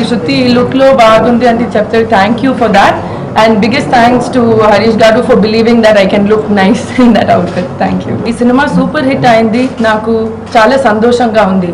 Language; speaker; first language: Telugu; non-native, local second language; Tamil